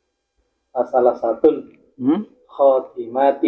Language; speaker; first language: Arabic; non-native, learner; Indonesian